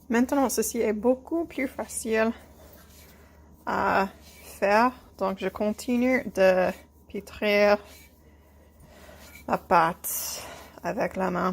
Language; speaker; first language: French; non-native, fluent; English